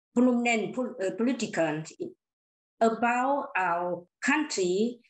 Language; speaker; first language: English; non-native, learner; Lao